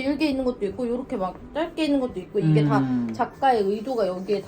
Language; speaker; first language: Korean; native; Korean